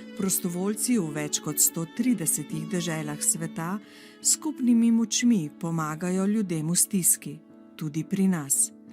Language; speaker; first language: Slovenian; native; Slovenian